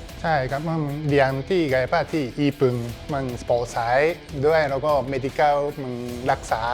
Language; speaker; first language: Thai; non-native, learner; Japanese